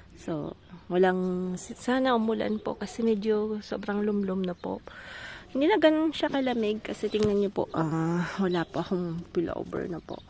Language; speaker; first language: Filipino; non-native, local second language; Bikol